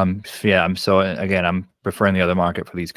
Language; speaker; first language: English; native; English